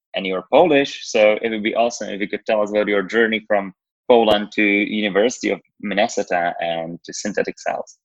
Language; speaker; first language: English; non-native, fluent; Slovak